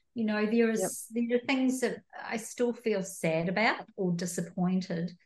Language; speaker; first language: English; native; English